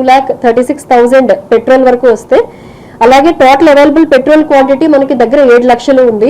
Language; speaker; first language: Telugu; native; Telugu